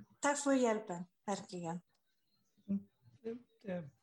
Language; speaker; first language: Swedish; non-native, fluent; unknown